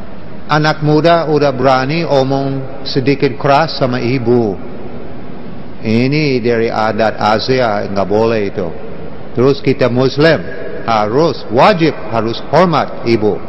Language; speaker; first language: Indonesian; non-native, fluent; English